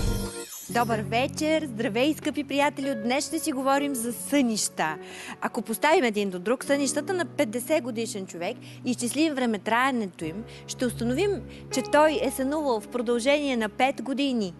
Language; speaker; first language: Bulgarian; native; Bulgarian